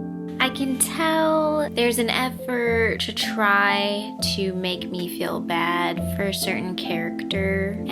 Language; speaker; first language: English; native; English